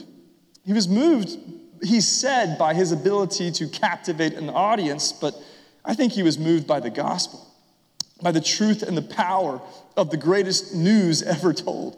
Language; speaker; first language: English; native; English